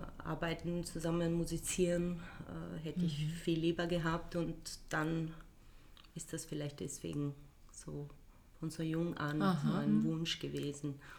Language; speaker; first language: German; non-native, fluent; Italian